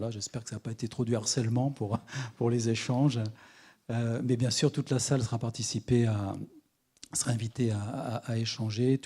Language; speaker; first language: French; native; French